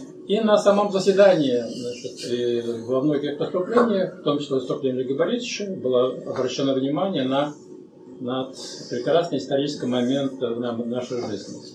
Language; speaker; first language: Russian; native; Russian